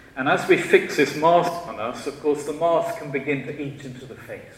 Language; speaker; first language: English; native; English